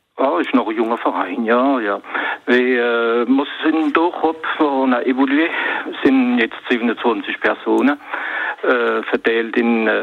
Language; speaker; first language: German; non-native, local second language; French